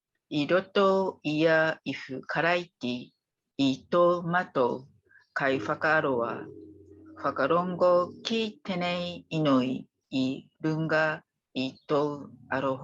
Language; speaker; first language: Māori; non-native, learner; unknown